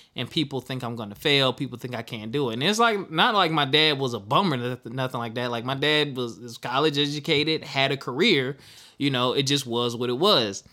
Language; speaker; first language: English; native; English